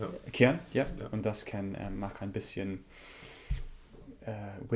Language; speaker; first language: German; non-native, learner; English